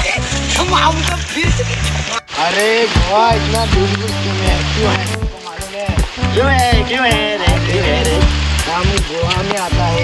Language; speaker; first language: Hindi; non-native, local second language; Konkani